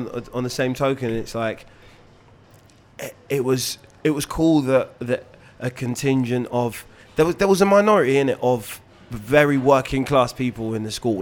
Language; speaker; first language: English; native; English